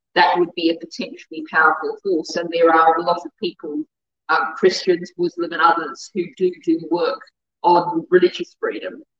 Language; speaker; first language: English; native; English